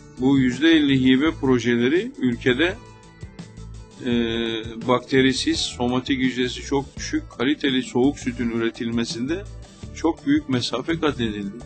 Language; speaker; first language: Turkish; native; Turkish